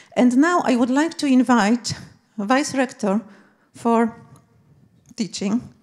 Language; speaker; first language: English; non-native, fluent; Polish